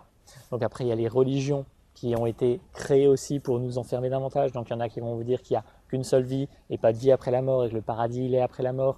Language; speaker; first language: French; native; French